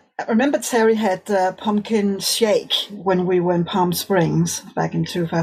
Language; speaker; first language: English; non-native, fluent; Danish